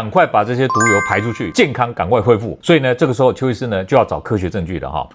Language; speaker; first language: Chinese; native; Chinese